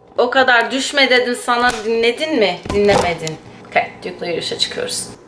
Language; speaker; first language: Turkish; early bilingual, heritage; Turkish